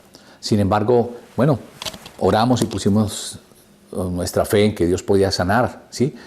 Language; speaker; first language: Spanish; native; Spanish